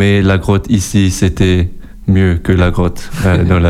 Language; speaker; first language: French; non-native, local second language; German